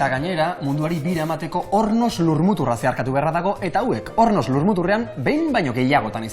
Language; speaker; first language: Basque; native; Basque